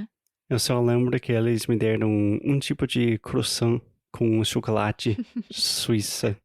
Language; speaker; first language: Portuguese; non-native, fluent; English